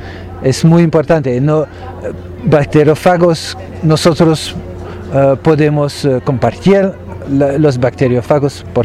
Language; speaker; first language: Spanish; non-native, learner; French